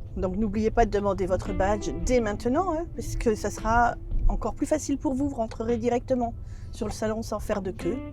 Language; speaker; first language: French; native; French